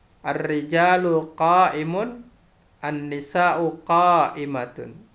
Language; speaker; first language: Arabic; non-native, fluent; Indonesian